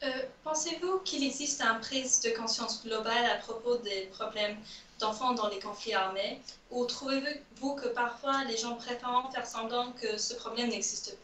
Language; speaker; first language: French; non-native, learner; English